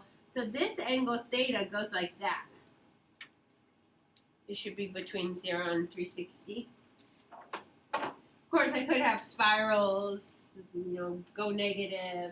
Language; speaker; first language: English; native; English